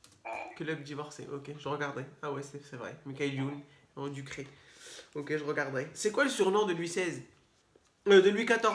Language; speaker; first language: French; native; French